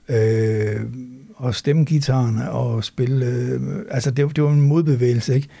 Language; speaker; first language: Danish; native; Danish